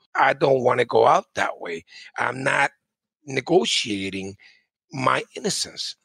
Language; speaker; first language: English; early bilingual, other home language; Spanish